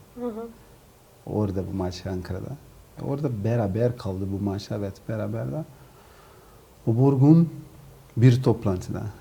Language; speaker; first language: Turkish; non-native, learner; Portuguese